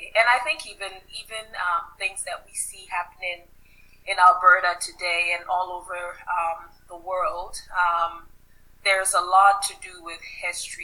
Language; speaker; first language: English; non-native, local second language; Yoruba